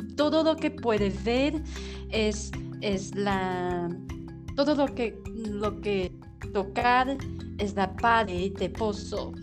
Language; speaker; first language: Spanish; non-native, learner; Chinese